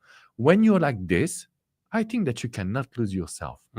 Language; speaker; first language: English; non-native, fluent; French